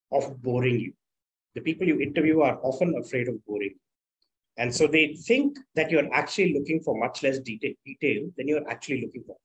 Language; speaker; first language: English; non-native, local second language; Tamil